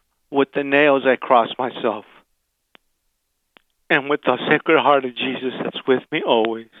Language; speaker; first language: English; early bilingual, other home language; Spanish